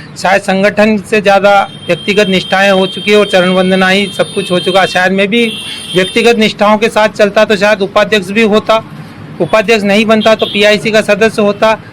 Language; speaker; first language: Hindi; native; Hindi